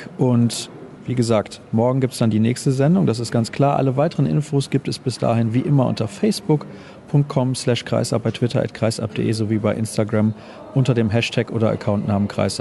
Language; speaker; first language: German; native; German